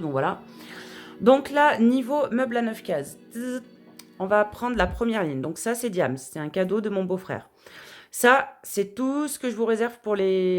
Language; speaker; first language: French; native; French